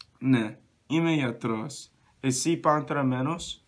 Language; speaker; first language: Greek; non-native, learner; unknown